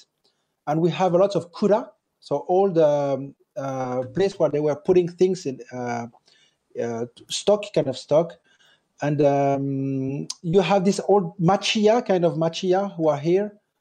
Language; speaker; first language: English; non-native, fluent; French